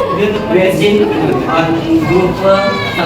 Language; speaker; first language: German; non-native, learner; Indonesian